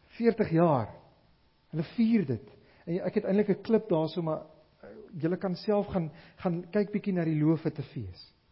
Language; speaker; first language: Afrikaans; native; Afrikaans